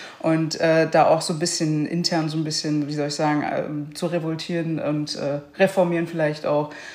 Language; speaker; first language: German; native; German